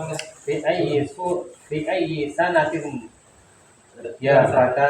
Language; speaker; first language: Arabic; non-native, learner; Indonesian